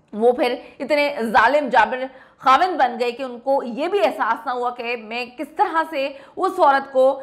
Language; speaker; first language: Urdu; native; Urdu